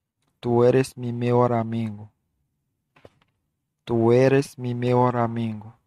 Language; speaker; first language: Spanish; non-native, learner; Haitian Creole